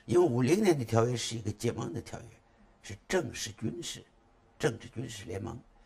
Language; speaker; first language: Chinese; native; Chinese